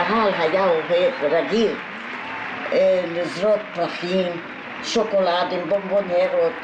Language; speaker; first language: Hebrew; non-native, fluent; Hungarian